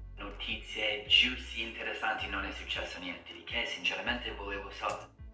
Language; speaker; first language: Italian; non-native, fluent; English